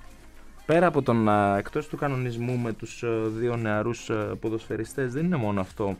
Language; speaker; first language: Greek; native; Greek